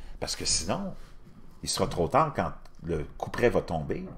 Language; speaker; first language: French; native; French